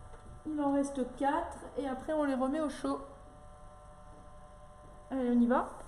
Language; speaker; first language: French; native; French